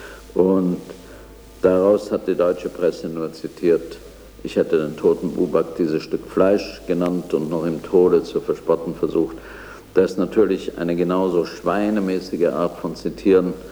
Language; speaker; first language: German; native; German